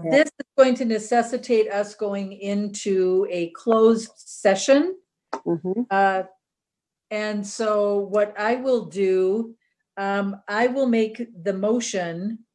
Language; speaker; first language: English; native; English